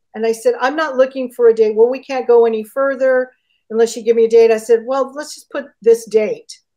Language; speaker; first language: English; native; English